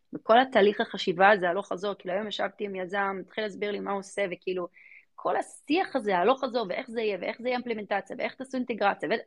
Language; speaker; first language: Hebrew; early bilingual, other home language; English